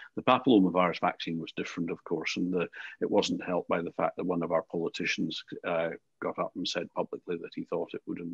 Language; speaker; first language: English; native; English